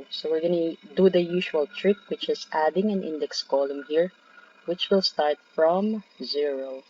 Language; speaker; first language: English; non-native, local second language; Filipino